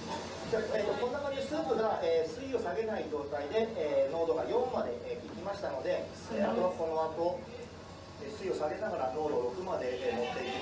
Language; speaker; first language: Japanese; native; Japanese